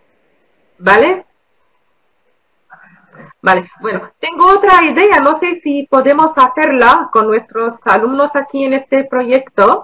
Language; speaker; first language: Spanish; non-native, local second language; Arabic